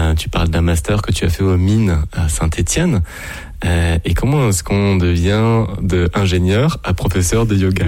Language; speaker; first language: French; native; French